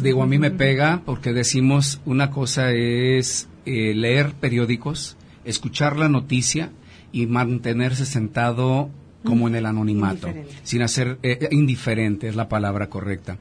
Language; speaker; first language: Spanish; native; Spanish